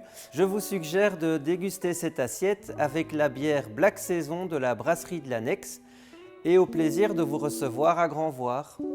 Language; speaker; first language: French; native; French